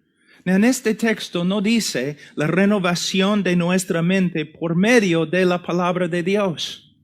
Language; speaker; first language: Spanish; non-native, fluent; English